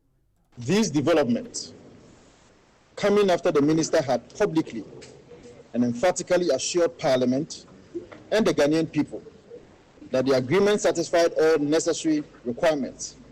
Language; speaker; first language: English; native; English